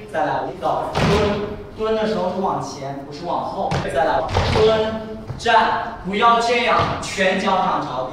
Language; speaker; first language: Chinese; native; Chinese